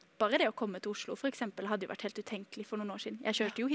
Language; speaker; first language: Norwegian; native; Norwegian